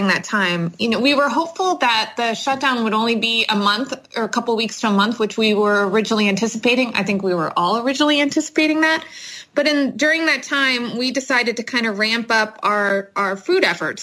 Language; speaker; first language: English; native; English